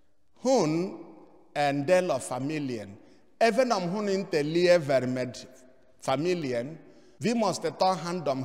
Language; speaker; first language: Swedish; non-native, fluent; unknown